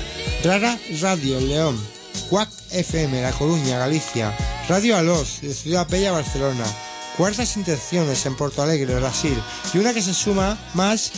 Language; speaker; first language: Spanish; native; Spanish